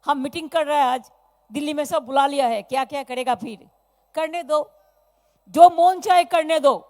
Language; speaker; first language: Hindi; non-native, local second language; Bangla